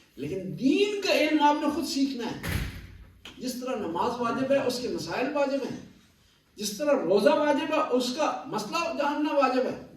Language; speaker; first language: Urdu; non-native, local second language; Punjabi